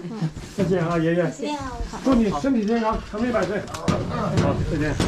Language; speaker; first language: Chinese; native; Chinese